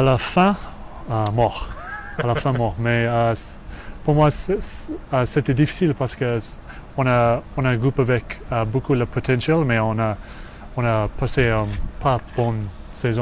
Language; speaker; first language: French; non-native, learner; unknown